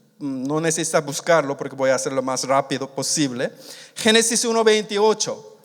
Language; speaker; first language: Spanish; non-native, fluent; Korean